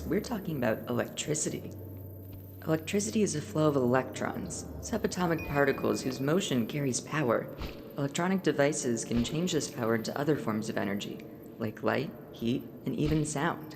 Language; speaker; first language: English; native; English